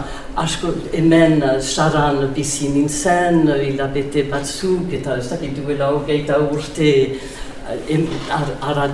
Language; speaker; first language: Basque; non-native, learner; English